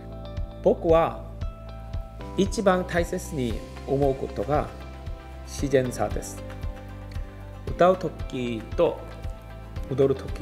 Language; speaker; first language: Japanese; non-native, learner; Korean